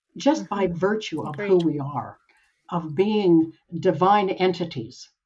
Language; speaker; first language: English; native; English